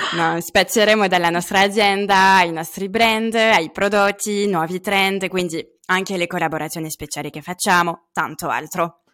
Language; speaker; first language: Italian; non-native, fluent; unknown